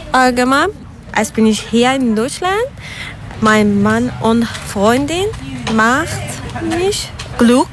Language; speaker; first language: German; non-native, learner; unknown